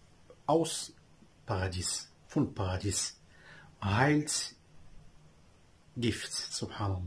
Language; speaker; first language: German; non-native, learner; Arabic